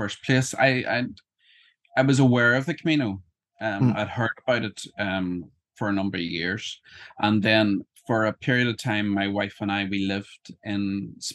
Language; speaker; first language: English; native; English